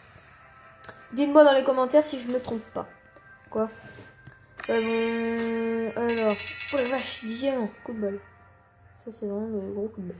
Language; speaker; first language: French; native; French